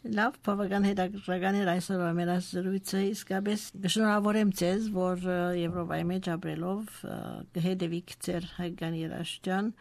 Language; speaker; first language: Armenian; native; Armenian